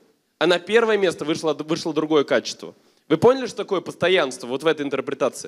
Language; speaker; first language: Russian; native; Russian